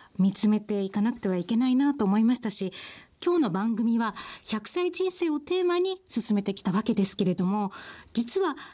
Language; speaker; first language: Japanese; native; Japanese